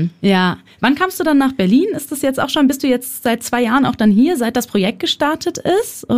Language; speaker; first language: German; native; German